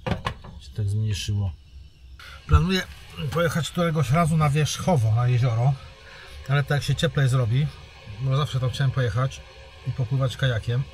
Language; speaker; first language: Polish; native; Polish